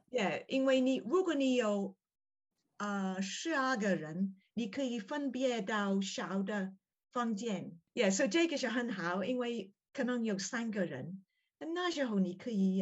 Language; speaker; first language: Chinese; non-native, learner; English